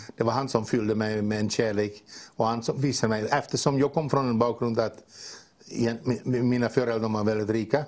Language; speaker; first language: Swedish; non-native, fluent; Dutch